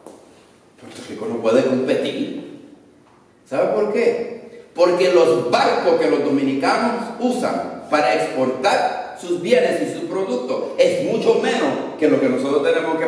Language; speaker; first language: Spanish; early bilingual, other home language; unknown